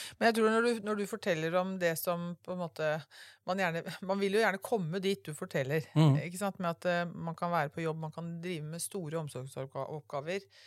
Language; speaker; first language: Norwegian; native; Norwegian